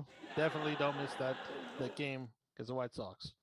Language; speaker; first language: English; native; English